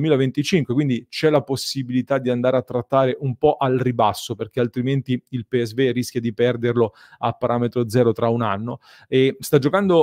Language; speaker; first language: Italian; native; Italian